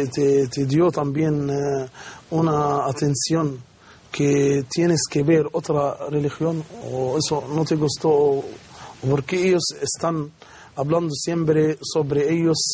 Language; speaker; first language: Spanish; non-native, learner; Arabic